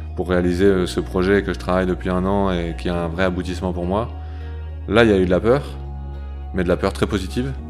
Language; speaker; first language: French; native; French